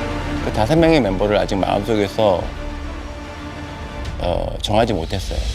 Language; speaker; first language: Korean; native; Korean